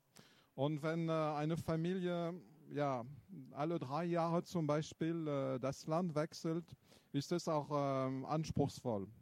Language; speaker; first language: German; non-native, fluent; French